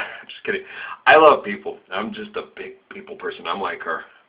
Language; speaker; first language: English; native; English